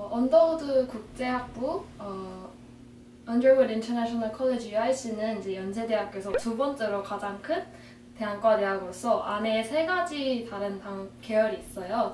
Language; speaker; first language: Korean; native; Korean